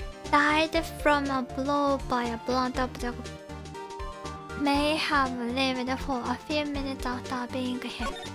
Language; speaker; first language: English; non-native, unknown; Japanese